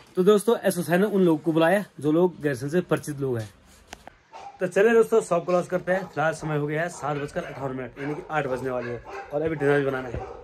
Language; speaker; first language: Hindi; native; Hindi